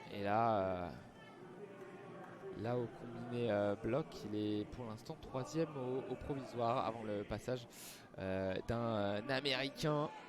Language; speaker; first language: French; native; French